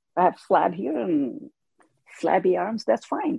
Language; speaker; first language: English; non-native, local second language; Hindi